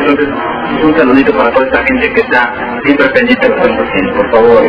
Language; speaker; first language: Spanish; native; Spanish